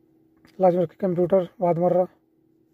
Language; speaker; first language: Arabic; non-native, learner; Urdu